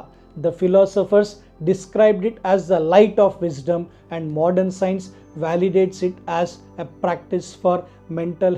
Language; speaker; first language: English; non-native, local second language; Telugu